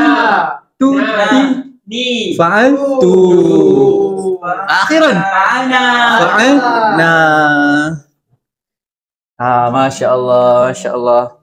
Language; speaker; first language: Arabic; non-native, learner; Malay